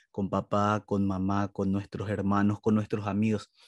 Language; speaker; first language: Spanish; native; Spanish